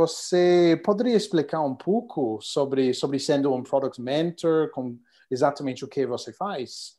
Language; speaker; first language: Portuguese; non-native, learner; English